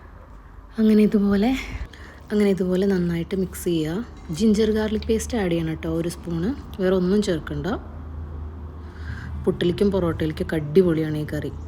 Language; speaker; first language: Malayalam; native; Malayalam